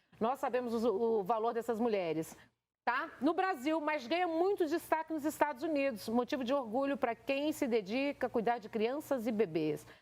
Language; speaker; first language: Portuguese; native; Portuguese